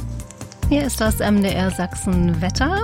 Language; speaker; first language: German; native; German